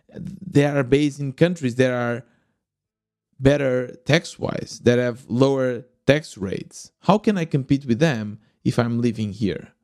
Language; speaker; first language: English; non-native, fluent; Portuguese